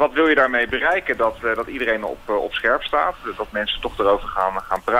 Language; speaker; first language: Dutch; native; Dutch